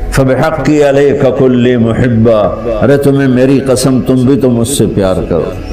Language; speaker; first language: Urdu; non-native, local second language; Punjabi